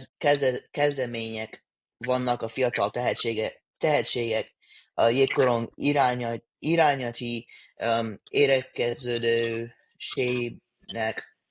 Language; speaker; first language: Hungarian; early bilingual, heritage; English